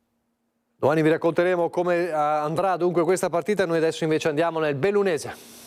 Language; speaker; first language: Italian; native; Italian